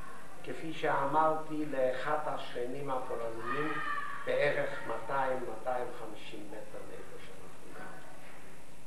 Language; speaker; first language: Hebrew; non-native, fluent; Yiddish